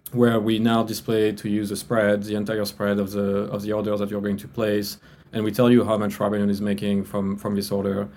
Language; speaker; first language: English; non-native, fluent; French